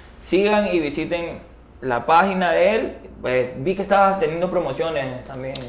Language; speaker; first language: Spanish; native; Spanish